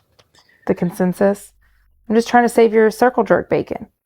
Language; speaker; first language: English; native; English